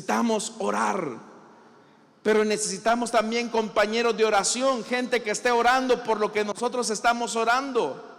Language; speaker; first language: Spanish; native; Spanish